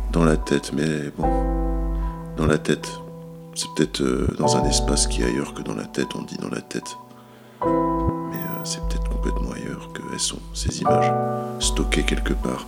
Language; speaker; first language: French; native; French